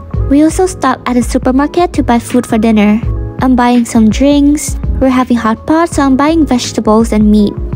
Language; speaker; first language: English; non-native, fluent; Vietnamese